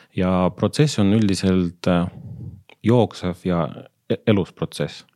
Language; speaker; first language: Estonian; non-native, local second language; Russian